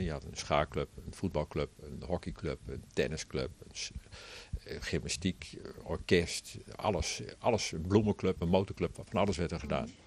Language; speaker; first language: Dutch; native; Dutch